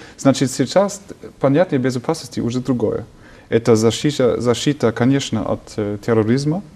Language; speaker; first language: Russian; non-native, fluent; German